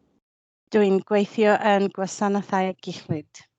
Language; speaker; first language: Welsh; non-native, learner; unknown